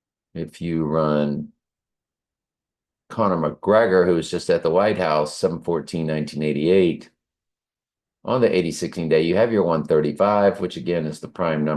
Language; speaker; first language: English; native; English